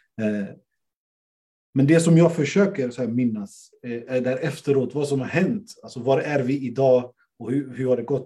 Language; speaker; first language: Swedish; native; Swedish